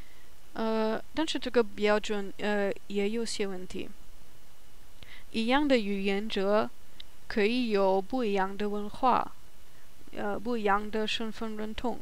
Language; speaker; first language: Chinese; non-native, learner; German